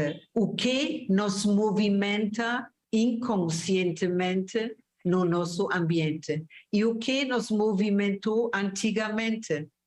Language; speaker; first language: Portuguese; non-native, fluent; German